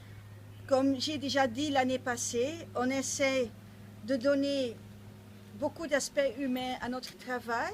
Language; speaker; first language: French; non-native, local second language; Dutch